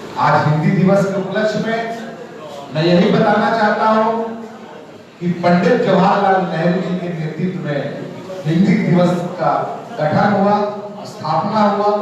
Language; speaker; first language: Hindi; native; Hindi